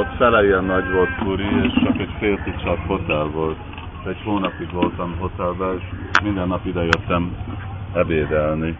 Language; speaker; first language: Hungarian; non-native, learner; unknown